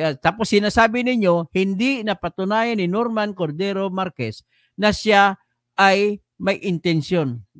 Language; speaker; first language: Filipino; non-native, local second language; Hiligaynon